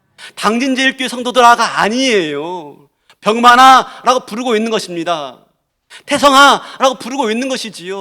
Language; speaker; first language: Korean; native; Korean